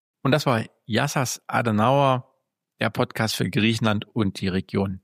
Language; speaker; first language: German; native; German